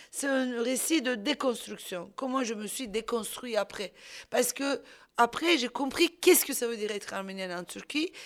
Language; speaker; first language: French; non-native, fluent; Turkish